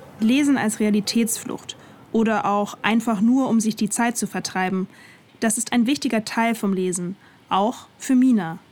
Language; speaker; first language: German; native; German